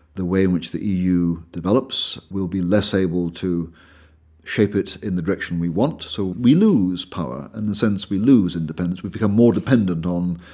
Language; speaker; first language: English; native; English